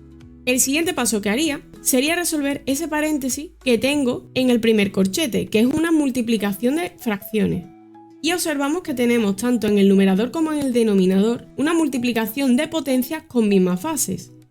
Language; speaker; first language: Spanish; native; Spanish